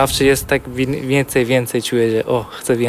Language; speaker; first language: Polish; non-native, learner; Persian